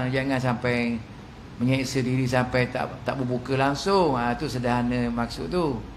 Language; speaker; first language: Malay; native; Malay